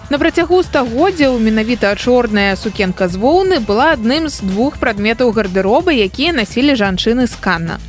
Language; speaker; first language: Belarusian; native; Belarusian